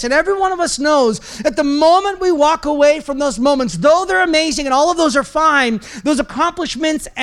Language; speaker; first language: English; native; English